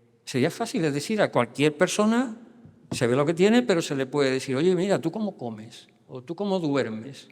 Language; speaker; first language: Spanish; native; Spanish